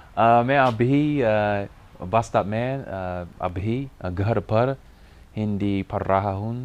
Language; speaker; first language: Hindi; non-native, learner; English